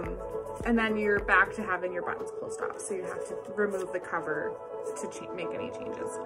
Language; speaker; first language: English; native; English